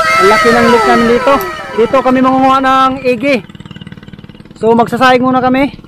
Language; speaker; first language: Filipino; non-native, local second language; Cebuano